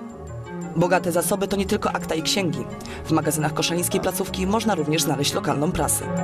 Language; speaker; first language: Polish; native; Polish